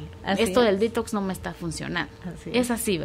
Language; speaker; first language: Spanish; native; Spanish